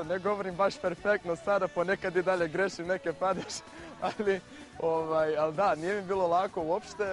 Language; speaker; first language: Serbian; non-native, fluent; Portuguese